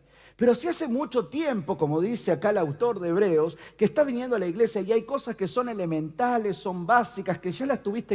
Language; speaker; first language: Spanish; native; Spanish